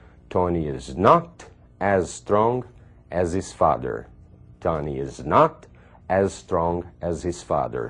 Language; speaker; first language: English; non-native, fluent; Portuguese